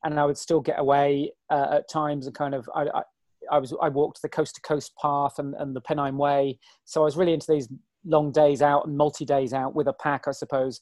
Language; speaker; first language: English; native; English